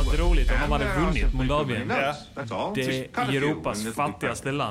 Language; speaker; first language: Swedish; native; Swedish